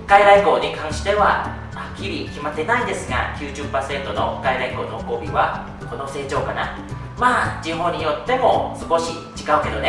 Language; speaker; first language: Japanese; non-native, fluent; Thai